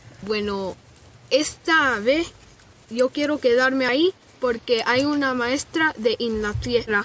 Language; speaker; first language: Spanish; early bilingual, other home language; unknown